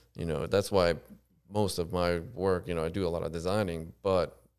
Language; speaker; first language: English; early bilingual, other home language; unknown